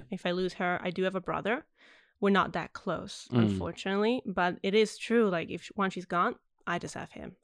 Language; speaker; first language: English; non-native, fluent; Italian